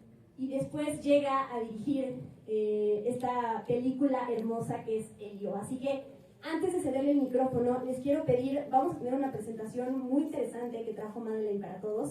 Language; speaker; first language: Spanish; native; Spanish